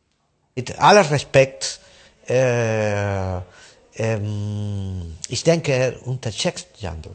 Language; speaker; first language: German; non-native, fluent; Spanish